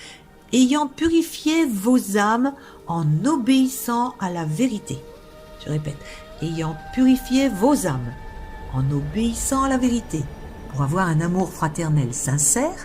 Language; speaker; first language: French; native; French